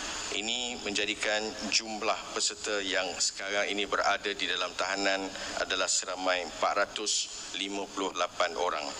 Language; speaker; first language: Malay; native; Malay